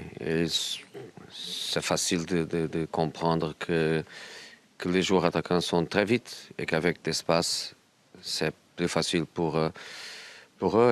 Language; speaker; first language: French; non-native, learner; Portuguese